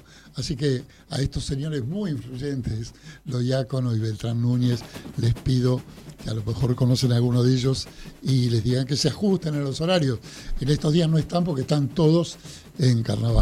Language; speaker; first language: Spanish; native; Spanish